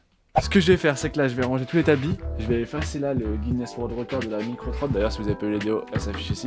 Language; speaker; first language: French; native; French